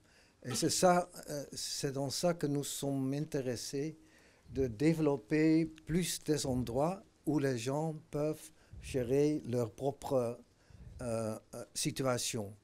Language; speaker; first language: French; non-native, fluent; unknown